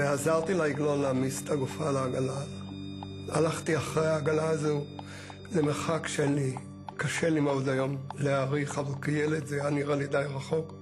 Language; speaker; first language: Hebrew; early bilingual, other home language; Polish